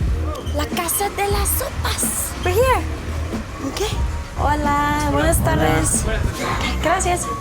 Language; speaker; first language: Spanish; non-native, learner; English